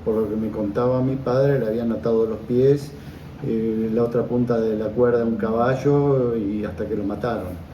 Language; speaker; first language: Spanish; native; Spanish